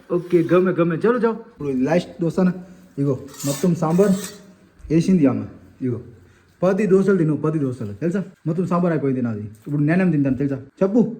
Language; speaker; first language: Telugu; non-native, learner; Hindi